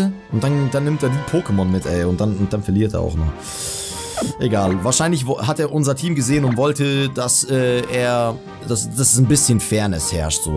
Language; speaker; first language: German; native; German